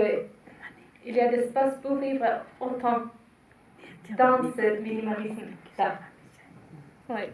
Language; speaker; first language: French; non-native, fluent; Finnish